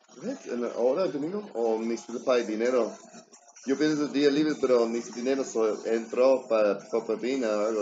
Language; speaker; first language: Spanish; early bilingual, heritage; English